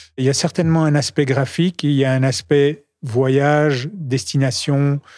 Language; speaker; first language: French; native; French